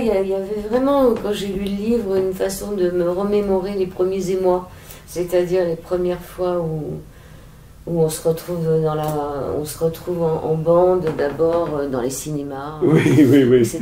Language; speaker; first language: French; native; French